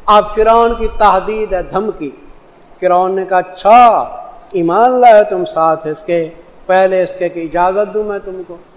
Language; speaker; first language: Urdu; non-native, local second language; Saraiki